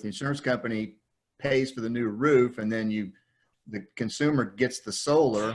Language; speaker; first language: English; native; English